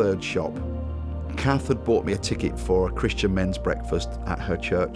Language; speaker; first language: English; native; English